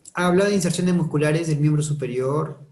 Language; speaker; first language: Spanish; native; Spanish